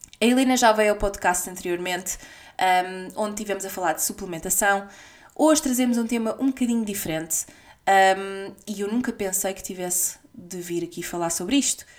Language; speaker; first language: Portuguese; native; Portuguese